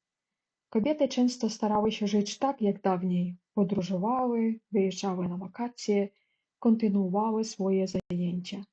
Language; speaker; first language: Polish; non-native, fluent; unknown